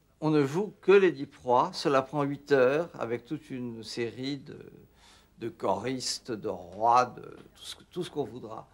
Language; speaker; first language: French; native; French